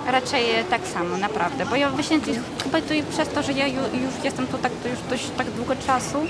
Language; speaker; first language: Polish; non-native, fluent; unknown